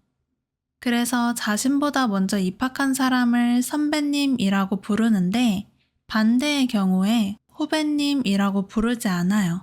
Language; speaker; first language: Korean; native; Korean